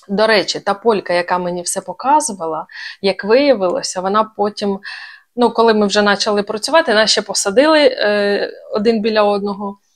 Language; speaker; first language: Ukrainian; native; Ukrainian